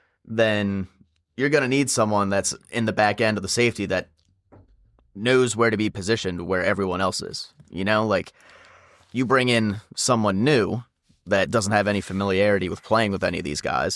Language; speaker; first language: English; native; English